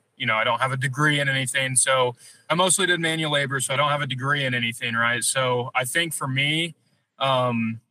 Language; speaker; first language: English; native; English